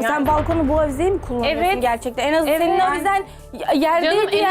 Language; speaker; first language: Turkish; native; Turkish